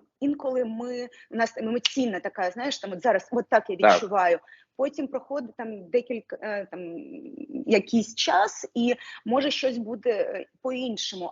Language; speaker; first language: Ukrainian; non-native, local second language; Russian